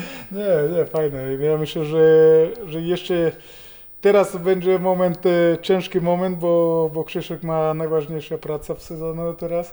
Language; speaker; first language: Polish; non-native, fluent; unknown